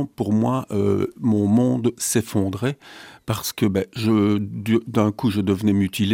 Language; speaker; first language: French; native; French